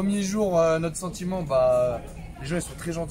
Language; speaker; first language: French; native; French